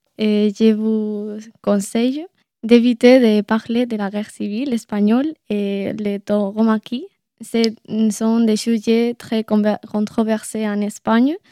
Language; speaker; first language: French; non-native, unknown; Spanish